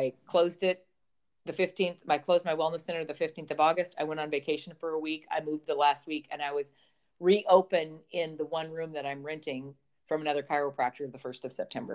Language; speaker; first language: English; native; English